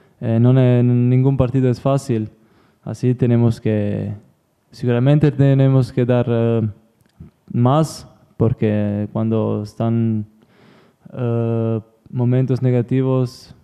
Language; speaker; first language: Spanish; non-native, learner; Italian